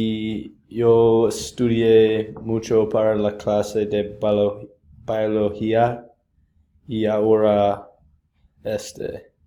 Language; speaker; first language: Spanish; non-native, learner; English